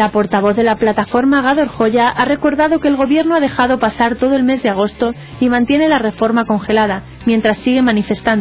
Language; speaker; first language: Spanish; native; Spanish